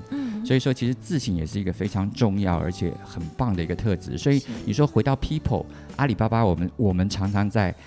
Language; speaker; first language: Chinese; native; Chinese